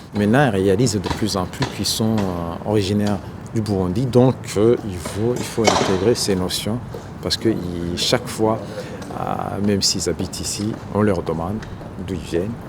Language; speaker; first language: French; non-native, local second language; Rundi